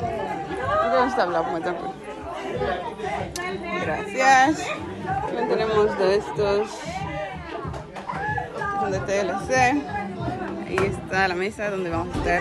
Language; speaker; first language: Spanish; non-native, fluent; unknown